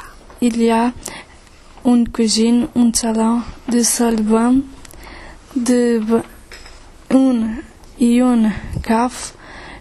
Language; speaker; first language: French; non-native, learner; Portuguese